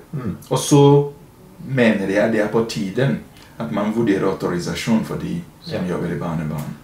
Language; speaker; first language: Norwegian; non-native, fluent; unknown